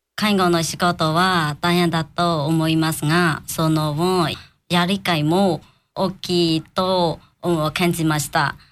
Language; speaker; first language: Japanese; non-native, learner; Burmese